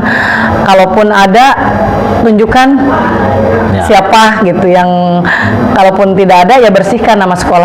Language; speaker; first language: Indonesian; native; Indonesian